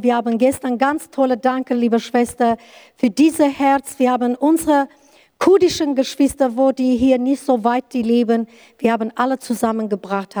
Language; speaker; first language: German; non-native, learner; Kurdish